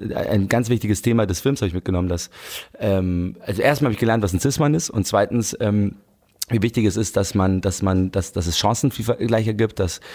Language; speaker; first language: German; native; German